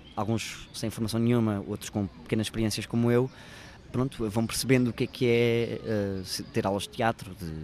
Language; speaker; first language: Portuguese; native; Portuguese